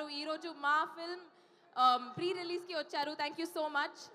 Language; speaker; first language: Telugu; non-native, fluent; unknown